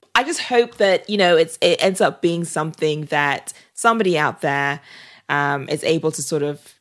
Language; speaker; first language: English; native; English